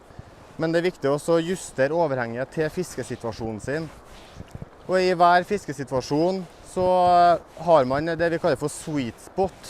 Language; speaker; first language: Norwegian; native; Norwegian